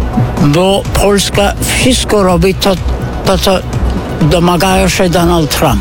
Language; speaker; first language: Polish; non-native, fluent; English